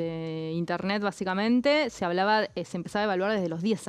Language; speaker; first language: Spanish; native; Spanish